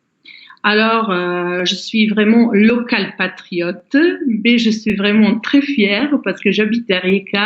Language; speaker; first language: French; non-native, fluent; Croatian